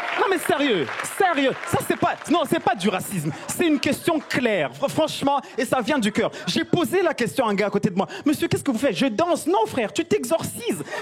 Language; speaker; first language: French; non-native, local second language; Kinyarwanda